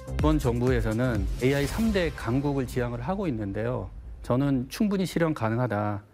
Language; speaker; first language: Korean; native; Korean